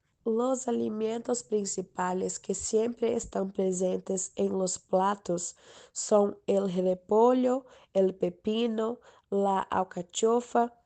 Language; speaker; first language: Spanish; non-native, learner; Portuguese